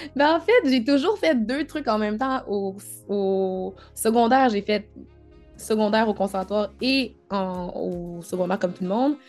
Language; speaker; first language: French; native; French